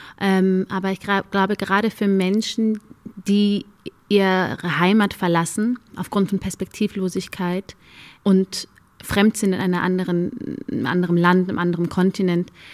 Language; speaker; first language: German; early bilingual, other home language; Amharic